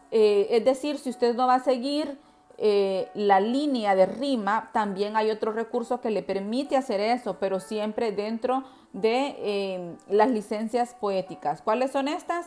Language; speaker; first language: Spanish; native; Spanish